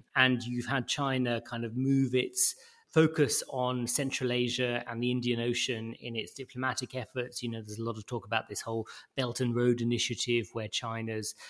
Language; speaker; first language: English; native; English